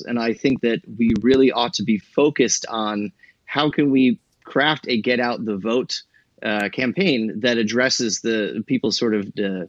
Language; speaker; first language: English; native; English